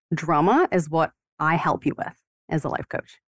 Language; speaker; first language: English; non-native, fluent; Ukrainian